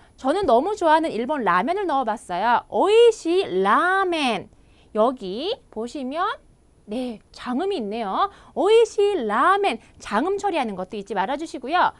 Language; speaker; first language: Korean; native; Korean